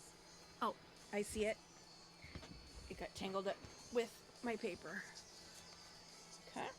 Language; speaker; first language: English; native; English